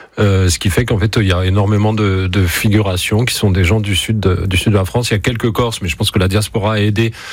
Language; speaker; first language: French; native; French